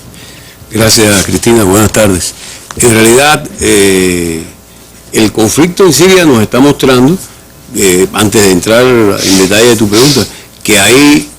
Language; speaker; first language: Spanish; native; Spanish